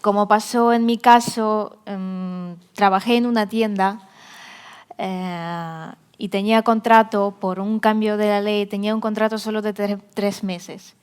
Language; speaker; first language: Spanish; non-native, fluent; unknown